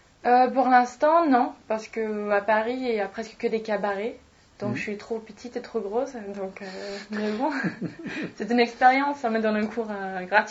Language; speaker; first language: French; non-native, fluent; Swedish